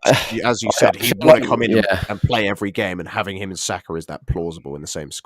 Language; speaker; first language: English; native; English